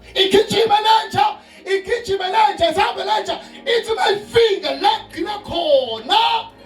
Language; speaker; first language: Zulu; non-native, local second language; Swati